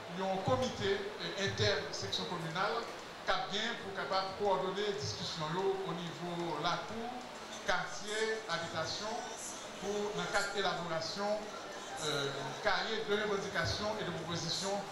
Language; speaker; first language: Haitian Creole; native; Haitian Creole